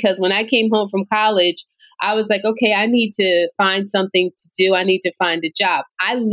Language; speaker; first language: English; native; English